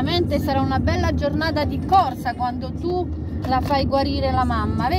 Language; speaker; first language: Italian; non-native, learner; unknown